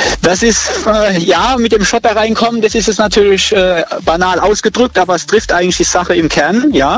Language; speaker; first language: German; native; German